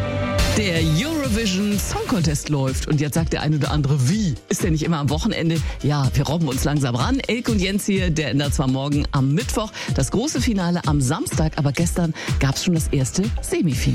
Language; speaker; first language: German; native; German